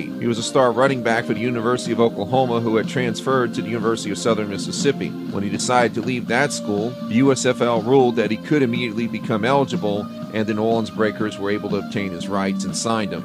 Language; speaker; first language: English; native; English